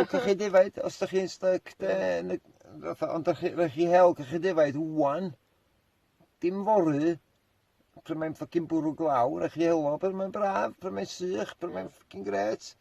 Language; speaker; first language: Welsh; native; Welsh